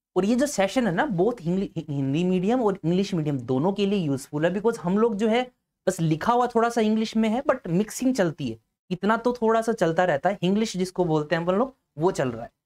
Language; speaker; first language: Hindi; native; Hindi